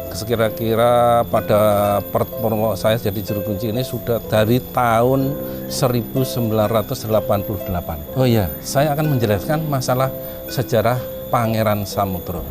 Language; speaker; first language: Indonesian; non-native, local second language; Javanese